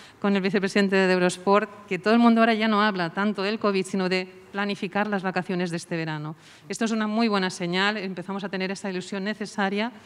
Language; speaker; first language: Spanish; non-native, local second language; Catalan